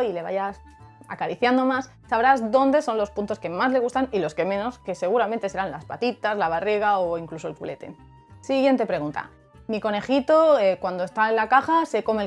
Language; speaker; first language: Spanish; native; Spanish